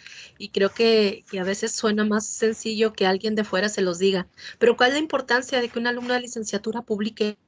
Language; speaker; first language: Spanish; native; Spanish